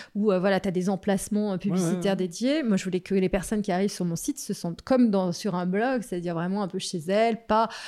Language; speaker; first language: French; native; French